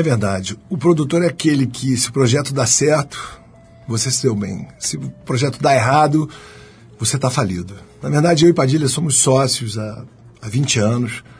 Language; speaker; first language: Portuguese; native; Portuguese